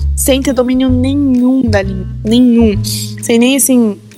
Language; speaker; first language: Portuguese; native; Portuguese